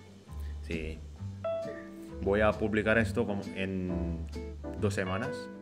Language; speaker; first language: Spanish; non-native, fluent; Indonesian